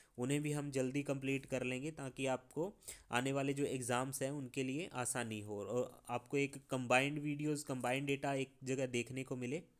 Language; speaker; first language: Hindi; non-native, local second language; Punjabi